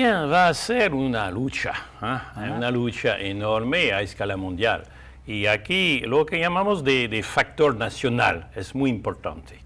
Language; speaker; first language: Spanish; non-native, fluent; French